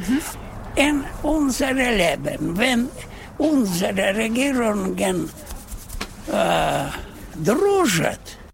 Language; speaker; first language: German; non-native, learner; Russian